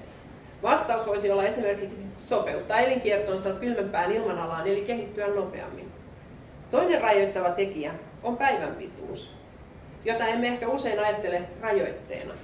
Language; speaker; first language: Finnish; native; Finnish